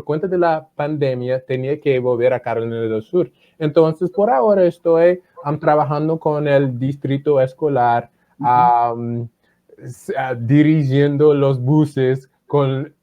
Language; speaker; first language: Spanish; non-native, fluent; English